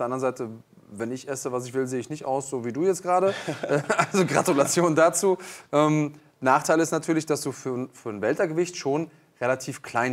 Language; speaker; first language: German; native; German